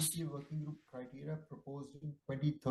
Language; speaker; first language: English; non-native, fluent; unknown